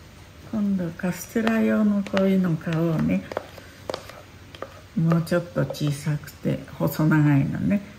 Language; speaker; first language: Japanese; early bilingual, heritage; Japanese